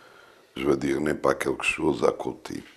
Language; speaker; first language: French; non-native, fluent; Portuguese